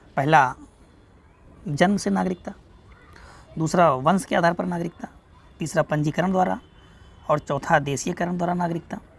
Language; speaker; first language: Hindi; native; Hindi